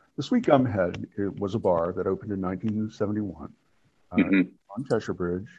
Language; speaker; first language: English; native; English